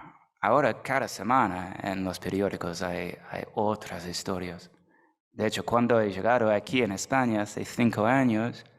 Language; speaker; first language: Spanish; non-native, fluent; English